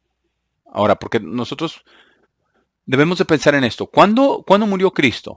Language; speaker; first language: Spanish; native; Spanish